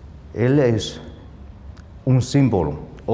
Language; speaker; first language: Spanish; non-native, fluent; Chinese